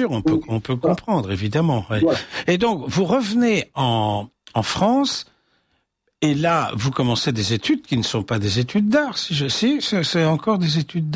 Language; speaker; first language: French; native; French